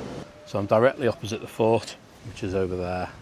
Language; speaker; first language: English; native; English